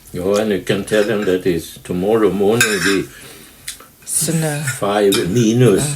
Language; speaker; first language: English; non-native, learner; Swedish